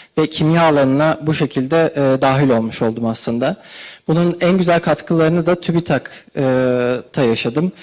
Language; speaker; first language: Turkish; native; Turkish